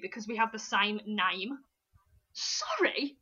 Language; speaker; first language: English; native; English